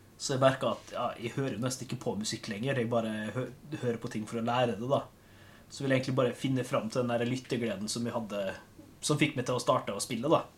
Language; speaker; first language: Norwegian; native; Norwegian